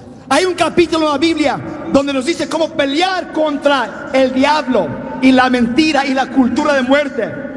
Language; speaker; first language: Spanish; early bilingual, heritage; Spanish